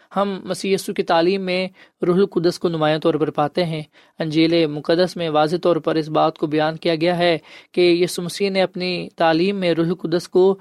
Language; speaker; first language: Urdu; non-native, local second language; Punjabi